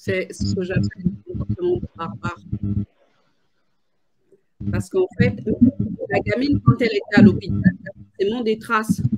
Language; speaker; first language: French; native; French